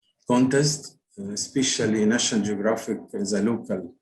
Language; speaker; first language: English; non-native, learner; Arabic